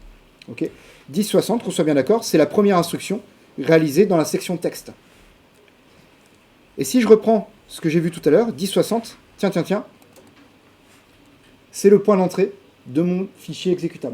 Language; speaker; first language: French; native; French